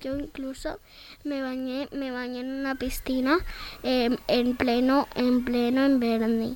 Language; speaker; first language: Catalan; non-native, local second language; Spanish